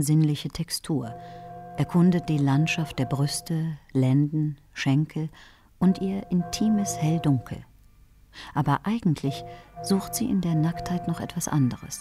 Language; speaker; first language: German; native; German